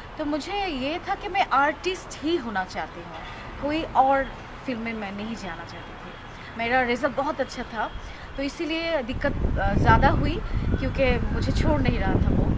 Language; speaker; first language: Hindi; non-native, learner; Bangla